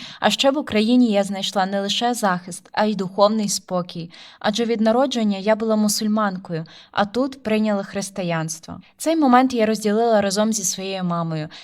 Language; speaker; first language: Ukrainian; early bilingual, heritage; Ukrainian